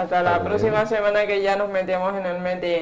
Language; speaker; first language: Spanish; native; Spanish